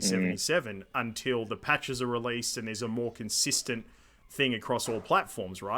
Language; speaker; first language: English; native; English